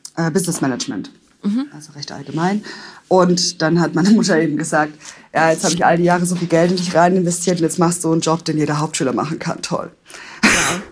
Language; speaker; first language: German; native; German